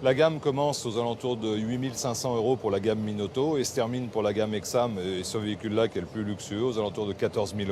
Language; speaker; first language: French; native; French